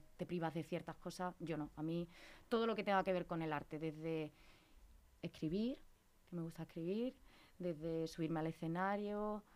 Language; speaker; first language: Spanish; native; Spanish